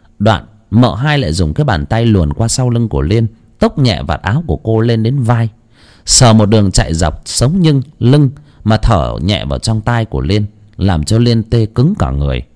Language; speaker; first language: Vietnamese; non-native, local second language; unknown